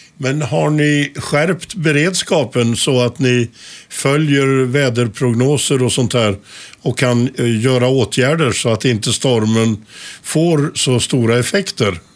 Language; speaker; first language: Swedish; native; Swedish